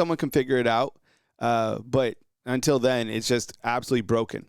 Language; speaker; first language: English; native; English